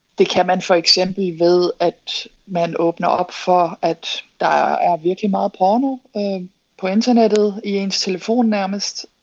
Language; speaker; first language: Danish; native; Danish